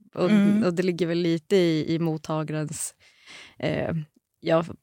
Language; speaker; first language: Swedish; native; Swedish